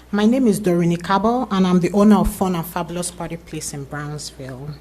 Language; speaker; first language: English; native; English